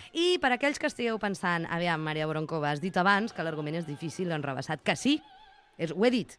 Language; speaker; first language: Catalan; non-native, fluent; Russian